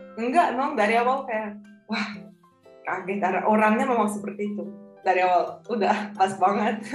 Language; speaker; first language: Indonesian; non-native, fluent; Russian